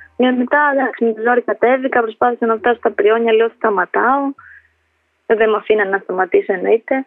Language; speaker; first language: Greek; early bilingual, other home language; Albanian